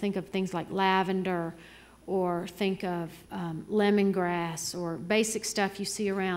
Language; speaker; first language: English; native; English